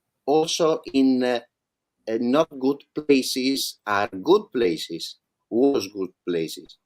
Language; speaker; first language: English; non-native, learner; Italian